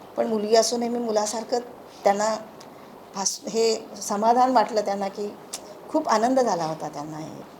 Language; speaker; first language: Marathi; native; Marathi